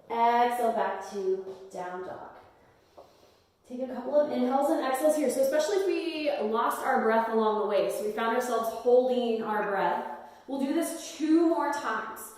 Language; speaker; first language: English; native; English